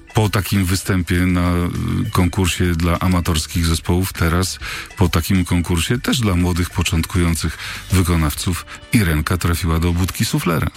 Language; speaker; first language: Polish; native; Polish